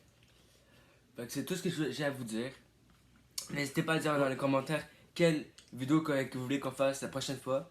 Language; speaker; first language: French; native; French